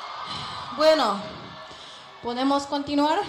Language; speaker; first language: Spanish; non-native, learner; English